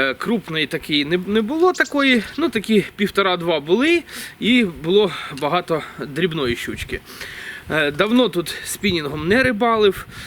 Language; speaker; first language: Ukrainian; native; Ukrainian